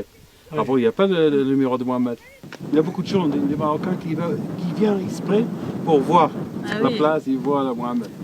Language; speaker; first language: French; non-native, learner; Arabic